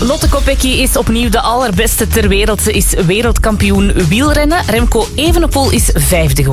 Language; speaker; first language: Dutch; native; Dutch